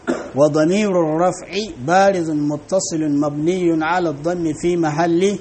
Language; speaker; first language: Arabic; non-native, fluent; Hausa